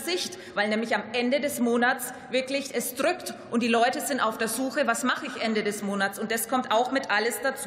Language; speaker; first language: German; native; German